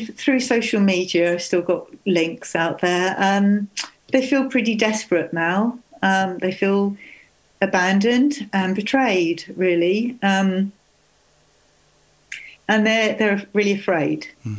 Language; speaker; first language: English; native; English